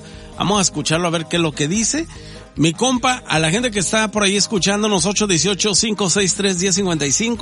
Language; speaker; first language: Spanish; native; Spanish